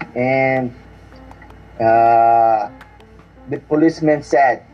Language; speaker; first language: English; non-native, learner; Portuguese